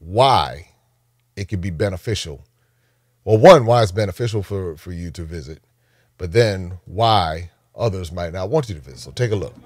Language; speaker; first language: English; native; English